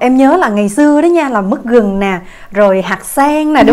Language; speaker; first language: Vietnamese; native; Vietnamese